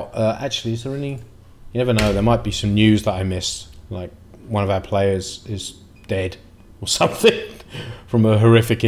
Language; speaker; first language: English; native; English